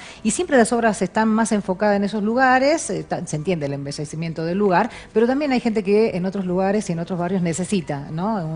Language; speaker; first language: Spanish; native; Spanish